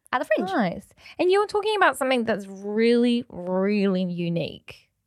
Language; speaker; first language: English; native; English